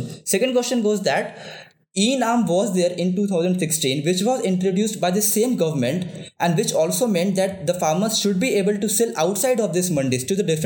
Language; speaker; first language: English; non-native, local second language; Hindi